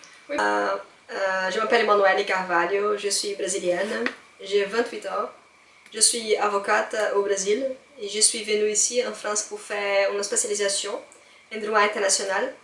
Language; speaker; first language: French; non-native, fluent; Portuguese